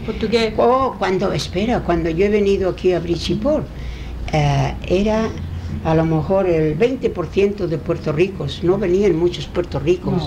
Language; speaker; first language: Spanish; early bilingual, heritage; Spanish